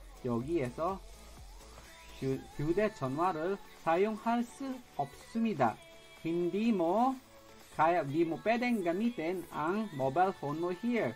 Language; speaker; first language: Korean; non-native, fluent; Filipino